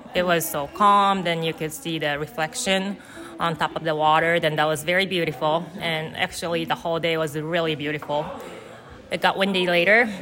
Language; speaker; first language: English; non-native, fluent; Japanese